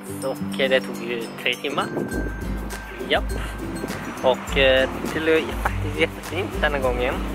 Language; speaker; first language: Swedish; non-native, fluent; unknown